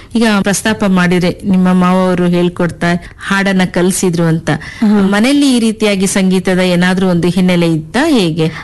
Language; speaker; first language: Kannada; native; Kannada